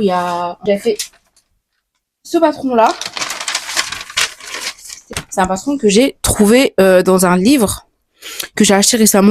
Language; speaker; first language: French; native; French